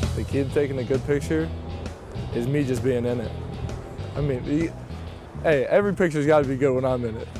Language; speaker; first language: English; native; English